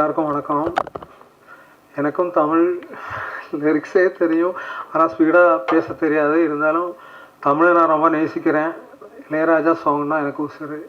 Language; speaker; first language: Tamil; non-native, learner; Malayalam